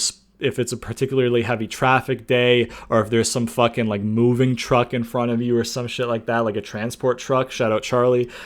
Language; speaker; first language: English; native; English